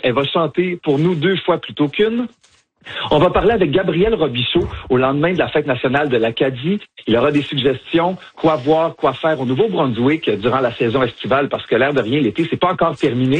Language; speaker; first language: French; native; French